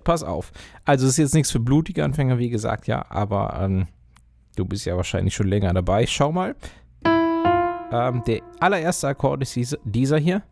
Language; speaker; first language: German; native; German